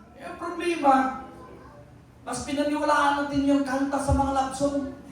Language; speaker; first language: Filipino; non-native, local second language; Cebuano